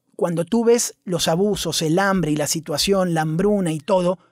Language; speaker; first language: Spanish; native; Spanish